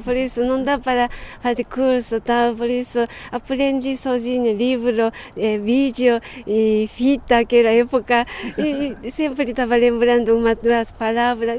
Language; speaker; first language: Portuguese; non-native, fluent; Japanese